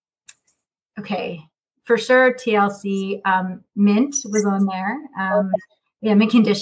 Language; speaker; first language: English; native; English